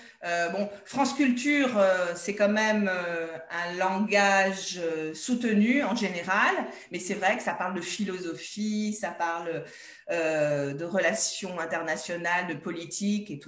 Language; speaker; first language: French; native; French